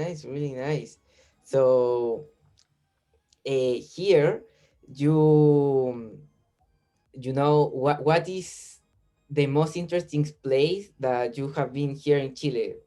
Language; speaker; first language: English; non-native, learner; Spanish